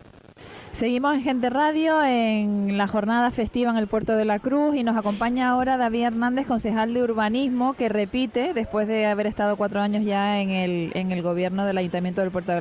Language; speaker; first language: Spanish; native; Spanish